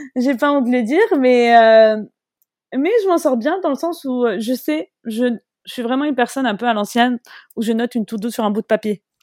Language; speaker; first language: French; non-native, local second language; Arabic